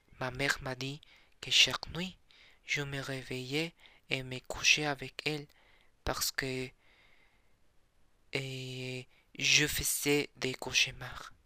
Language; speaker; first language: French; non-native, learner; Spanish